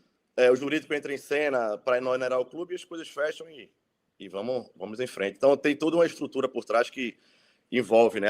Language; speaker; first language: Portuguese; native; Portuguese